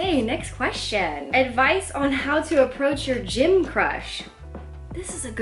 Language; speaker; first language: English; native; English